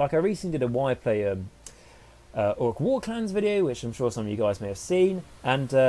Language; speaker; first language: English; native; English